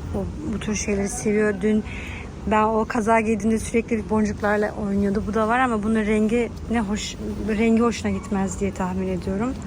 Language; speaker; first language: Turkish; early bilingual, heritage; Turkish